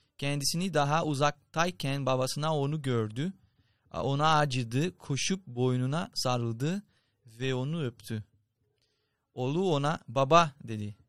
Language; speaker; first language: Turkish; non-native, fluent; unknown